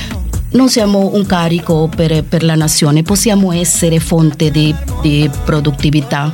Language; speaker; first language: Italian; non-native, fluent; Spanish